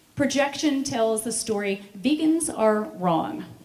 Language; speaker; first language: English; native; English